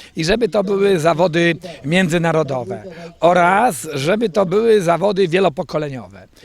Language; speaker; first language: Polish; native; Polish